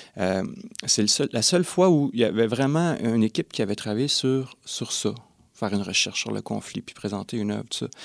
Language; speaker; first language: French; native; French